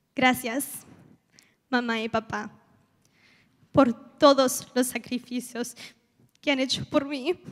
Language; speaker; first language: Spanish; early bilingual, heritage; Spanish